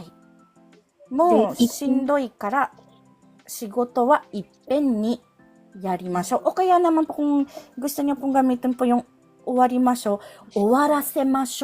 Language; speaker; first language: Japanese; non-native, fluent; Filipino